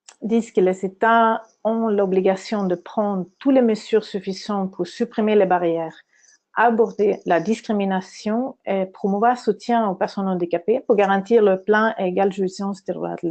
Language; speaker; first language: French; non-native, fluent; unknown